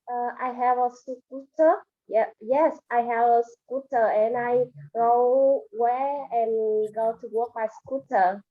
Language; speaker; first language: English; non-native, learner; Vietnamese